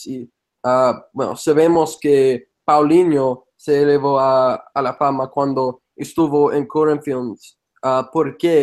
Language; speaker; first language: Spanish; non-native, fluent; English